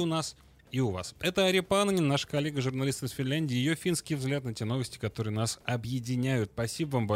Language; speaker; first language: Russian; native; Russian